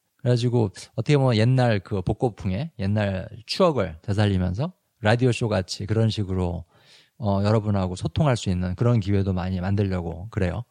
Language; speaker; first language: Korean; native; Korean